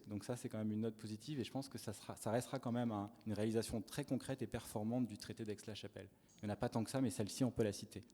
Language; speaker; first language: French; native; French